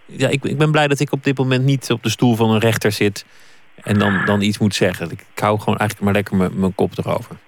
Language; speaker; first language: Dutch; native; Dutch